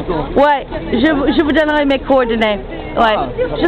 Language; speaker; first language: French; non-native, learner; English